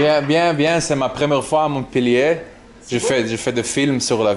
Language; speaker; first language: French; non-native, learner; English